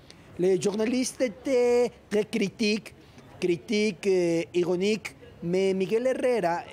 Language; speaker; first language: French; non-native, learner; Spanish